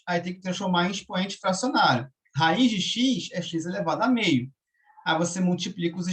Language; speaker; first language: Portuguese; native; Portuguese